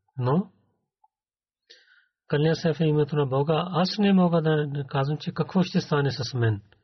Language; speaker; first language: Bulgarian; non-native, learner; Urdu